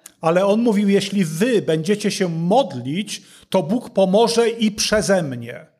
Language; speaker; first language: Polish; non-native, learner; Russian